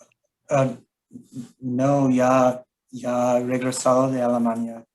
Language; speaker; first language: Spanish; non-native, learner; English